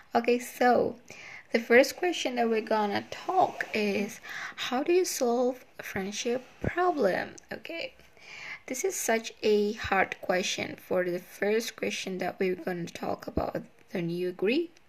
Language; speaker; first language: English; non-native, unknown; Indonesian